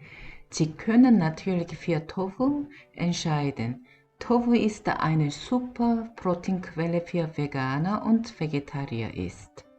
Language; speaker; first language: German; non-native, fluent; Korean